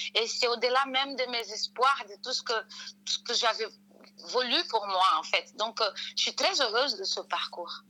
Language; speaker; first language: French; non-native, fluent; Portuguese